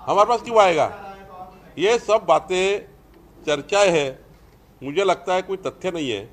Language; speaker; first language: Hindi; non-native, local second language; Marathi